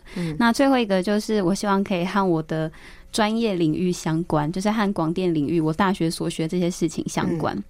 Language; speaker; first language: Chinese; native; Chinese